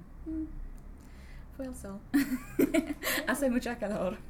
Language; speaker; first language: Spanish; non-native, learner; English